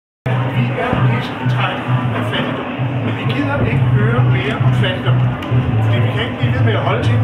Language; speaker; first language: Danish; native; Danish